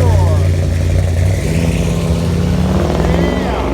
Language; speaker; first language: English; native; English